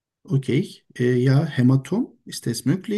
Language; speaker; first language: German; non-native, learner; Turkish